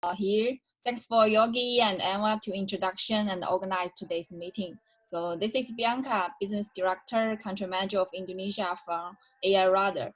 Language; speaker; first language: English; non-native, fluent; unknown